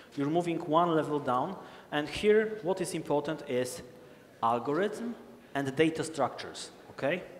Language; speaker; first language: English; non-native, fluent; Polish